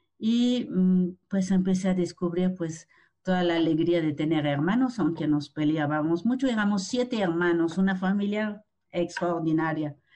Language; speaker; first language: Spanish; non-native, fluent; French